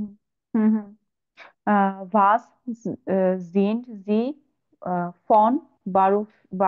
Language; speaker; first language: German; non-native, learner; Bangla